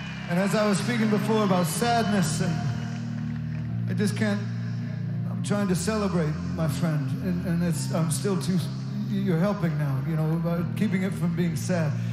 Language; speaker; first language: English; native; English